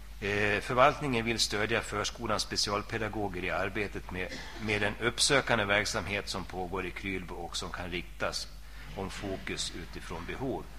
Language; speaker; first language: Swedish; native; Swedish